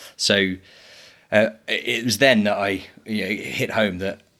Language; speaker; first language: English; native; English